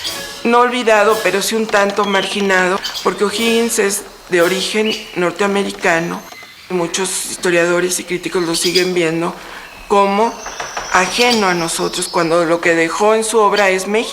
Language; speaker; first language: Spanish; native; Spanish